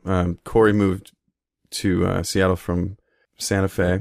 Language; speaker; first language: English; native; English